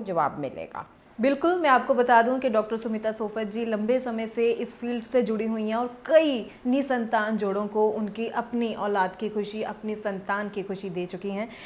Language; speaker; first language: Hindi; non-native, local second language; Punjabi